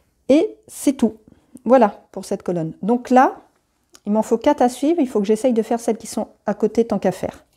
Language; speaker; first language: French; native; French